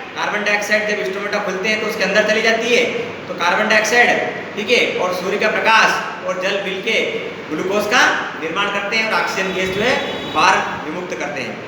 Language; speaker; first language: Hindi; native; Hindi